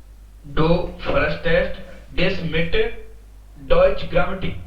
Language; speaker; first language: German; non-native, learner; Hindi